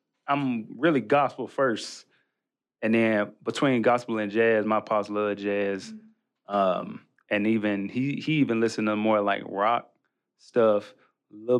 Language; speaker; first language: English; native; English